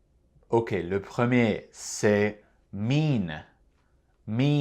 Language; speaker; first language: French; non-native, fluent; English